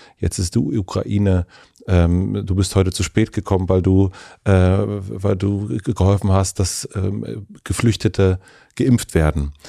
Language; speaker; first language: German; native; German